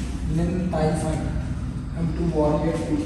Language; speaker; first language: Vietnamese; non-native, learner; Hindi